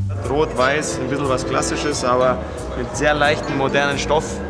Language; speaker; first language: German; native; German